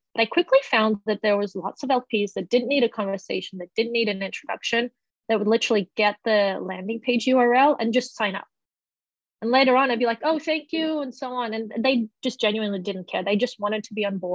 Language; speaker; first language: English; native; English